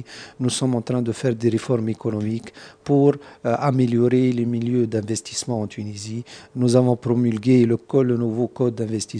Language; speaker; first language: French; non-native, local second language; Arabic